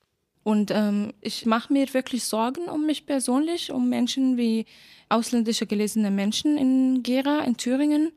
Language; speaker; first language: German; non-native, fluent; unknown